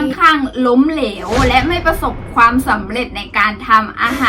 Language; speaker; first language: Thai; native; Thai